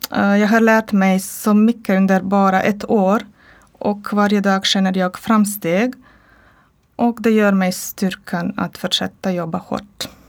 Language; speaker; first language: Swedish; non-native, learner; Croatian